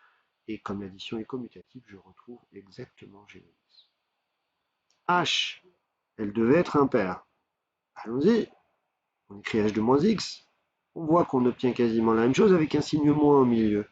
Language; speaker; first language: French; native; French